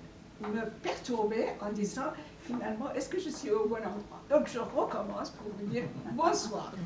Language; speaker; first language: French; non-native, fluent; Persian